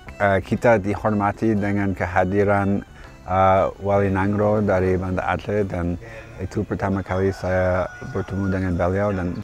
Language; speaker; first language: Indonesian; non-native, fluent; English